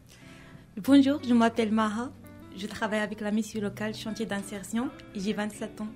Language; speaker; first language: French; non-native, learner; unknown